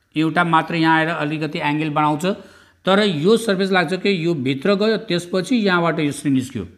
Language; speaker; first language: Nepali; non-native, local second language; Bhojpuri